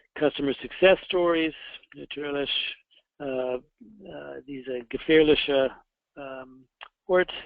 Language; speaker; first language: German; non-native, fluent; English